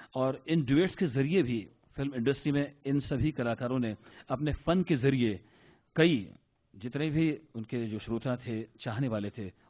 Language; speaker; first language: Hindi; non-native, local second language; Marathi